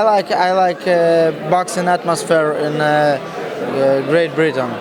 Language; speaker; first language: English; non-native, learner; Russian